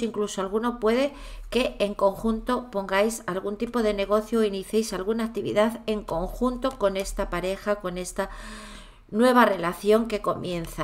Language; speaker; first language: Spanish; native; Spanish